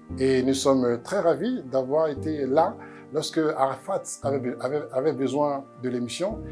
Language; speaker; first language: French; early bilingual, other home language; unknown